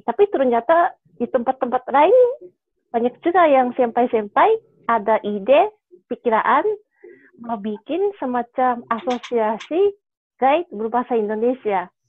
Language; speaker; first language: Indonesian; non-native, fluent; Japanese